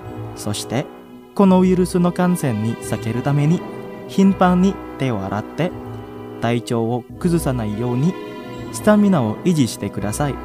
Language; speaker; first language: Japanese; non-native, fluent; Indonesian